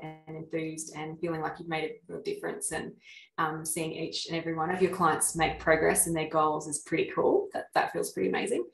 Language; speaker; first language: English; native; English